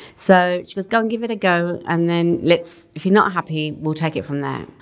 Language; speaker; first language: English; non-native, local second language; Punjabi